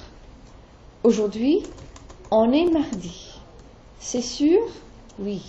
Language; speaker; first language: French; non-native, fluent; English